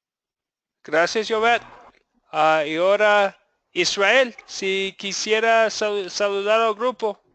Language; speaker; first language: Spanish; non-native, fluent; English